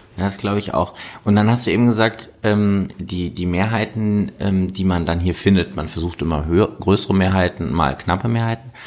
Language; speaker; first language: German; native; German